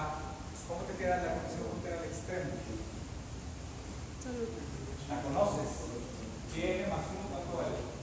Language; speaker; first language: Spanish; native; Spanish